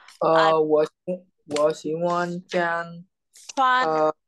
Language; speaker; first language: Chinese; non-native, learner; Vietnamese